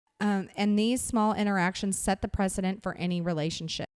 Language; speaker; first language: English; native; English